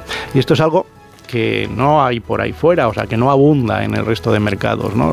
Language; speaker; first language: Spanish; native; Spanish